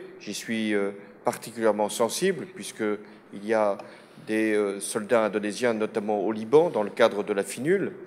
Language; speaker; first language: French; native; French